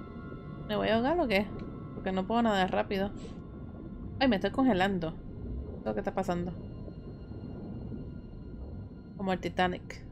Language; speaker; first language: Spanish; early bilingual, heritage; Spanish